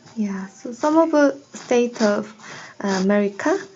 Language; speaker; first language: English; non-native, learner; Korean